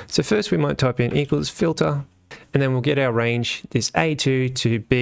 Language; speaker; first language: English; native; English